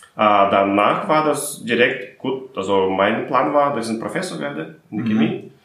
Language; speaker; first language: German; non-native, fluent; Russian